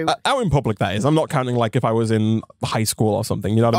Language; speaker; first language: English; native; English